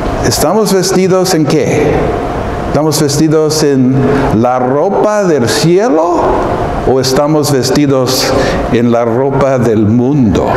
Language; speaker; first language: Spanish; non-native, fluent; English